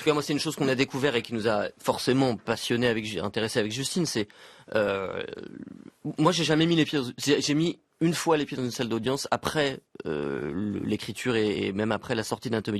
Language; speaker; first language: French; native; French